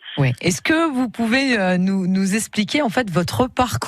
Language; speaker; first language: French; native; French